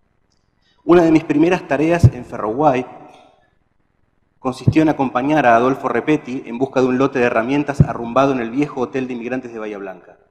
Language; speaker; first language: Spanish; native; Spanish